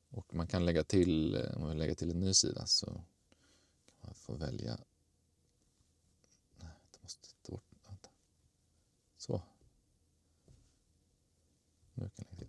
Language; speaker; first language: Swedish; native; Swedish